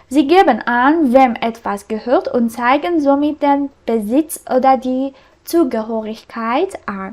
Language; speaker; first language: German; non-native, fluent; Persian